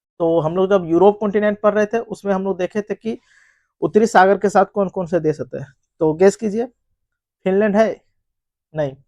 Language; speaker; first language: Hindi; native; Hindi